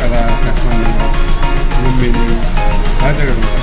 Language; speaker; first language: Hindi; non-native, learner; Nepali